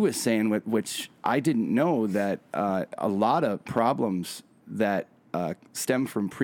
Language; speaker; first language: English; native; English